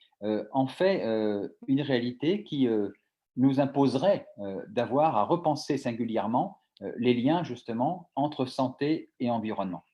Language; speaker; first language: French; native; French